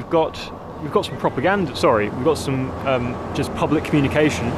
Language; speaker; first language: English; native; English